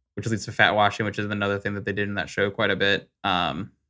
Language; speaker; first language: English; native; English